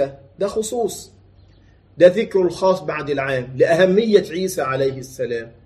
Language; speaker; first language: Arabic; native; Arabic